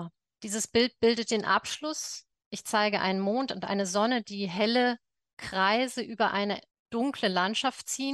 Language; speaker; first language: German; native; German